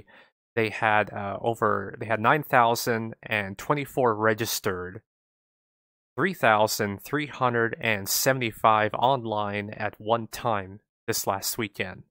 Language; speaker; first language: English; native; English